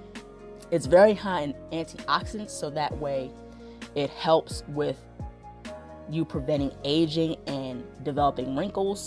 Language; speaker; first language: English; native; English